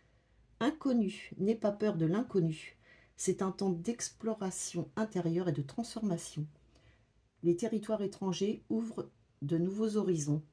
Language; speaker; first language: French; native; French